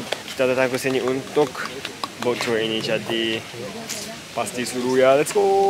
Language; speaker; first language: Indonesian; non-native, fluent; Japanese